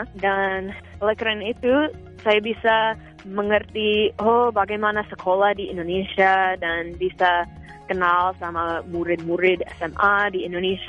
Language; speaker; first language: Indonesian; non-native, fluent; English